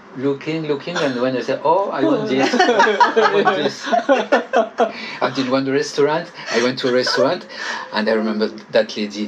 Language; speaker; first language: English; non-native, fluent; French